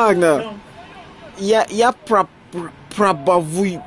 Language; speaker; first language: Russian; non-native, learner; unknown